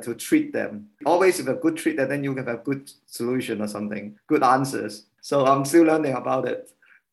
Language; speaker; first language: English; non-native, local second language; Cantonese